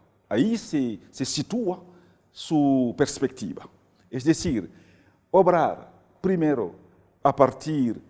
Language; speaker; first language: Spanish; non-native, fluent; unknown